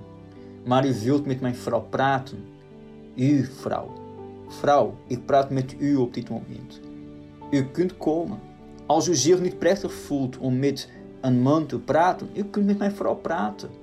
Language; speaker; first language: Dutch; non-native, fluent; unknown